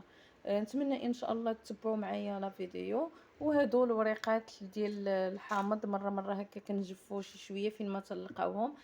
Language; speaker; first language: Arabic; native; Arabic